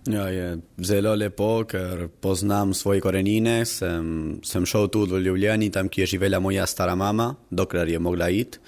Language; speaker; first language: Slovenian; early bilingual, heritage; Spanish